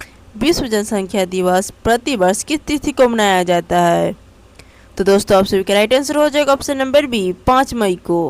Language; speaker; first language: Hindi; native; Hindi